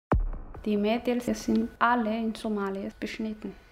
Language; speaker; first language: German; non-native, learner; Somali